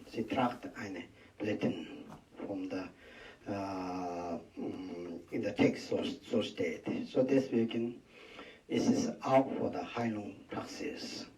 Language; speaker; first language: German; non-native, learner; Tibetan